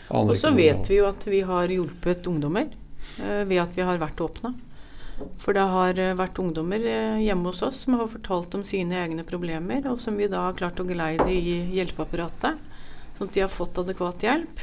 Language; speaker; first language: Norwegian; native; Norwegian